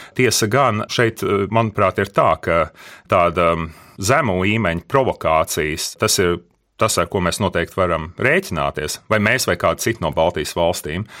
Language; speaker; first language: Latvian; native; Latvian